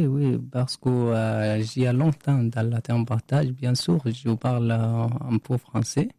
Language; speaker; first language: French; non-native, learner; Arabic